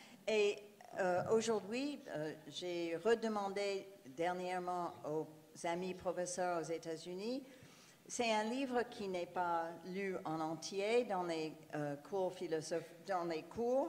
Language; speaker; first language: French; non-native, fluent; English